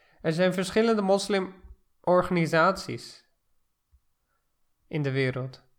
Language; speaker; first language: Dutch; non-native, fluent; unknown